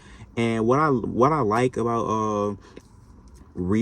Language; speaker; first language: English; native; English